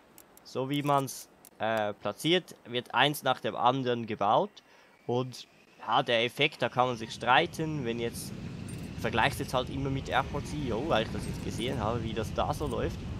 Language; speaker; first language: German; native; German